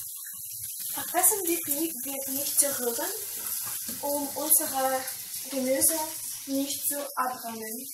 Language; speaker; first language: German; non-native, learner; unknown